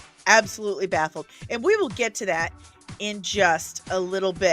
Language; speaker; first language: English; native; English